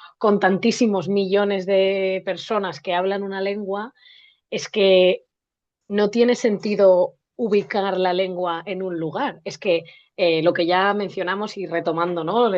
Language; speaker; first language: Spanish; native; Spanish